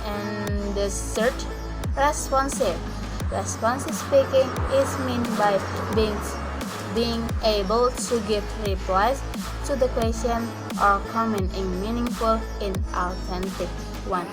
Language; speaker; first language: English; non-native, learner; Indonesian